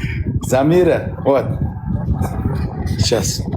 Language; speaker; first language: Russian; non-native, learner; Uzbek